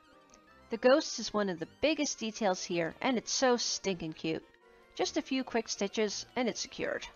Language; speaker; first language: English; native; English